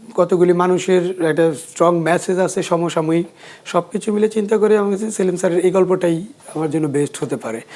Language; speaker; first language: Bangla; native; Bangla